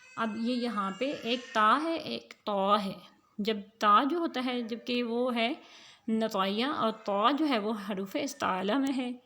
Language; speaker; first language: Urdu; native; Urdu